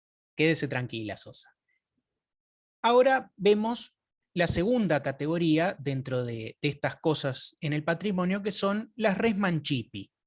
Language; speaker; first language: Spanish; native; Spanish